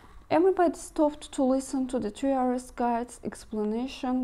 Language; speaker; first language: English; non-native, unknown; Azerbaijani